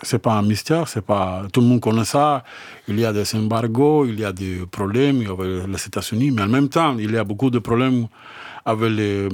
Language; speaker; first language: French; non-native, learner; Spanish